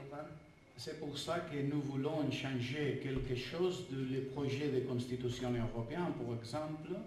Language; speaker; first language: French; non-native, fluent; Catalan